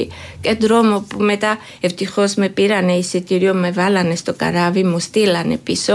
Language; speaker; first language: Greek; non-native, learner; Georgian